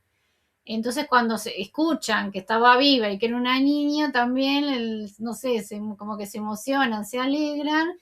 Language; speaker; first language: Spanish; native; Spanish